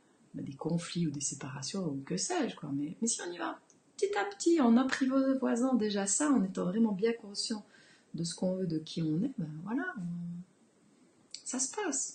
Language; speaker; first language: French; native; French